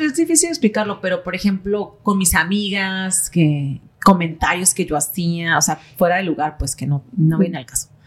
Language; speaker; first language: Spanish; native; Spanish